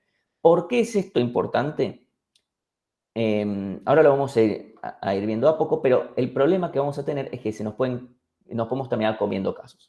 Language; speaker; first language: Spanish; native; Spanish